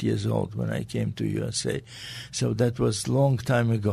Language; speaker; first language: English; non-native, fluent; Latvian